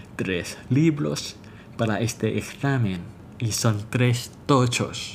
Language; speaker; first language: Spanish; non-native, fluent; Thai